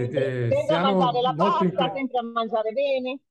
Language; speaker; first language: Italian; non-native, fluent; Spanish